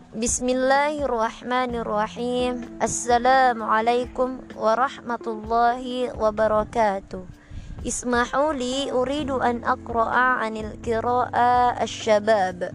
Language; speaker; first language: Arabic; non-native, learner; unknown